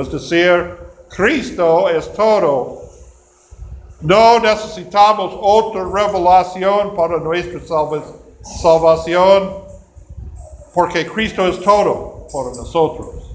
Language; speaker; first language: Spanish; non-native, fluent; English